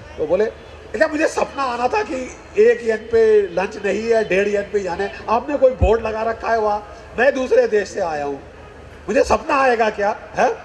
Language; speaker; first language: Hindi; native; Hindi